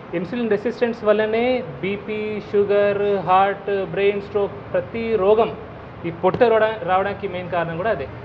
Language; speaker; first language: Telugu; non-native, local second language; Hindi